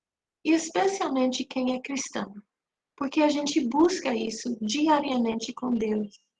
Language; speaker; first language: Portuguese; non-native, fluent; English